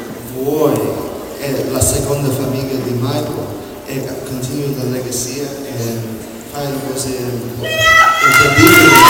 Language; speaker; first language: Italian; non-native, learner; English